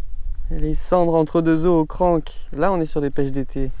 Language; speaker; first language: French; native; French